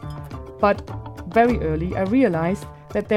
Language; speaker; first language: English; non-native, fluent; German